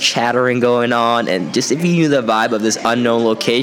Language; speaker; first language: English; non-native, fluent; Swedish